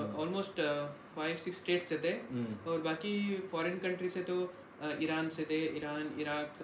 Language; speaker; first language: Hindi; non-native, local second language; Kannada